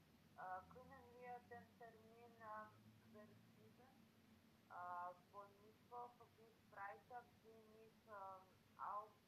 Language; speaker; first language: German; non-native, learner; Macedonian